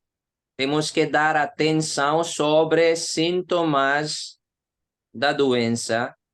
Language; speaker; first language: Portuguese; non-native, learner; Hindi